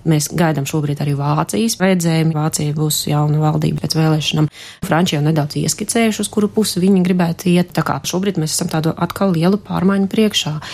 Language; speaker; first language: Latvian; non-native, local second language; Russian